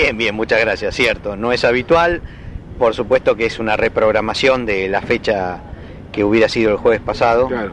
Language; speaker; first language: Spanish; native; Spanish